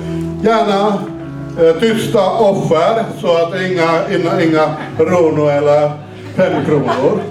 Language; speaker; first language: Swedish; non-native, fluent; Finnish